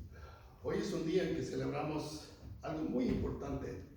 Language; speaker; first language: Spanish; native; Spanish